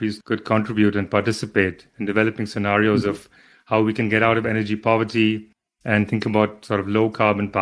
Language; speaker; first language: English; non-native, local second language; Hindi